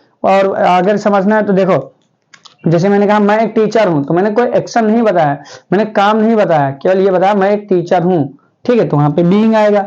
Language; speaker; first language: Hindi; native; Hindi